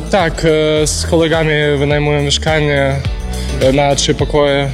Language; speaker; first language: Polish; non-native, learner; Ukrainian